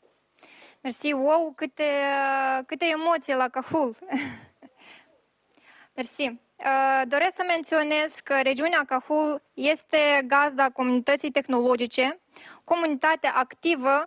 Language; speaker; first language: Romanian; native; Romanian